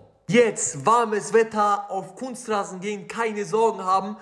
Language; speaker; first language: German; early bilingual, other home language; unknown